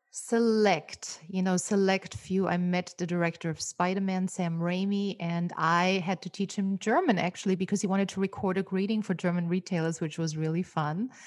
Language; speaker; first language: English; non-native, fluent; German